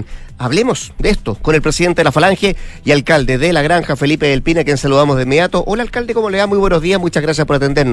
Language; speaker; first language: Spanish; native; Spanish